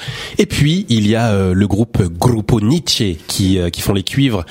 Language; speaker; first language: French; native; French